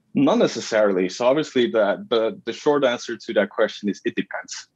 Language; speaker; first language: English; non-native, fluent; Dutch